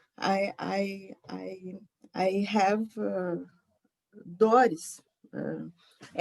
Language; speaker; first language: English; non-native, learner; Portuguese